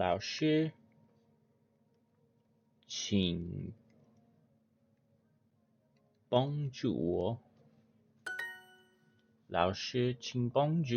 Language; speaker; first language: Chinese; non-native, learner; English